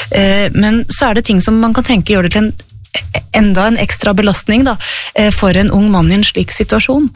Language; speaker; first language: Norwegian; native; Norwegian